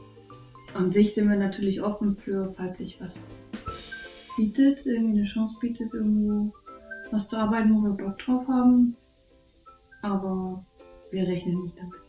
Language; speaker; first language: German; native; German